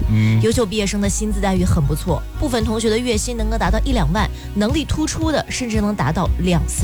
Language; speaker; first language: Chinese; native; Chinese